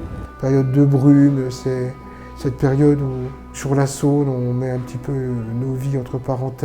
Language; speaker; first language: French; native; French